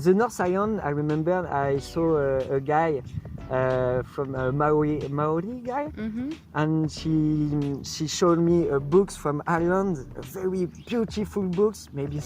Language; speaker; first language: English; non-native, fluent; French